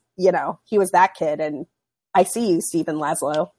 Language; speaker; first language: English; native; English